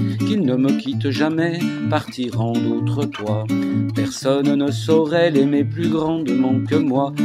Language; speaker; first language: French; native; French